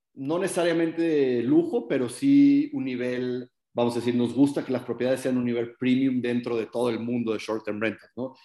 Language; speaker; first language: Spanish; native; Spanish